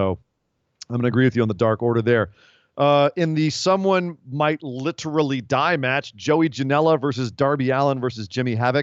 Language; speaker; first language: English; native; English